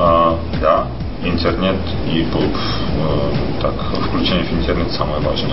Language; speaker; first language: Russian; non-native, fluent; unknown